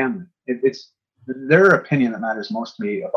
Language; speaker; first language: English; native; English